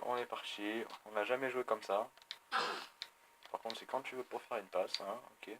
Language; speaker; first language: French; native; French